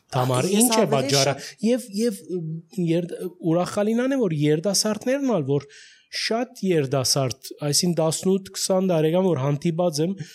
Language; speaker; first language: Armenian; early bilingual, heritage; Armenian